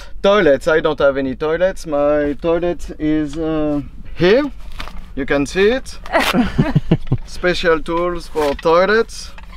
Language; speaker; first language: English; non-native, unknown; French